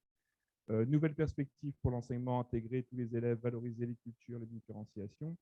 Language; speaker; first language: French; native; French